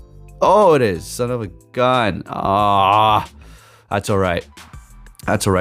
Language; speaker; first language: English; native; English